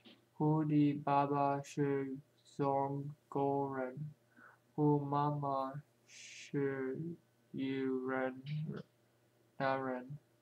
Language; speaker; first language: Chinese; non-native, learner; English